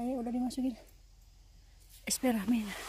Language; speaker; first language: Spanish; non-native, learner; Indonesian